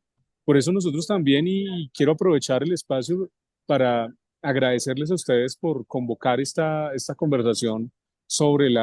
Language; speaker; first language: Spanish; native; Spanish